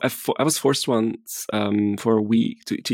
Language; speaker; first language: English; non-native, fluent; Swiss German